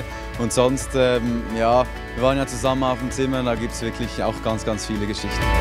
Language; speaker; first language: German; native; German